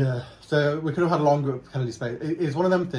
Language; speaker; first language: English; native; English